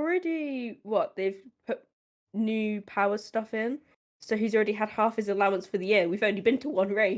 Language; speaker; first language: English; native; English